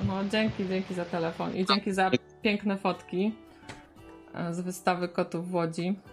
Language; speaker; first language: Polish; native; Polish